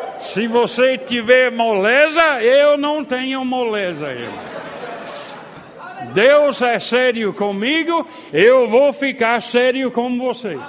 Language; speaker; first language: Portuguese; non-native, fluent; English